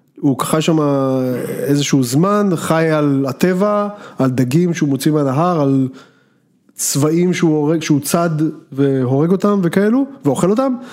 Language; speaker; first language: Hebrew; native; Hebrew